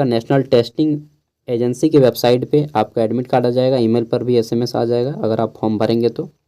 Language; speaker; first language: Hindi; native; Hindi